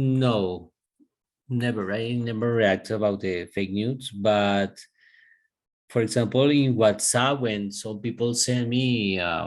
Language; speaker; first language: English; non-native, learner; Spanish